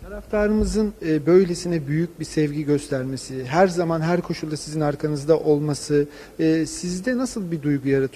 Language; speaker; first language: Turkish; native; Turkish